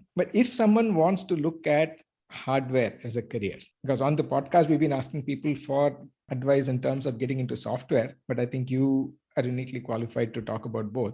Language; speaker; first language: English; non-native, local second language; Tamil